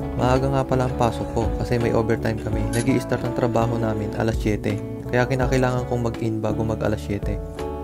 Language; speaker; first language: Filipino; native; Filipino